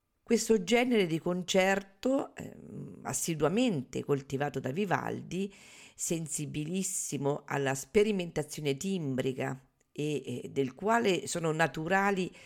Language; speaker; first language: Italian; native; Italian